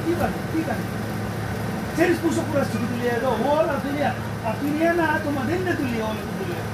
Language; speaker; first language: Greek; non-native, learner; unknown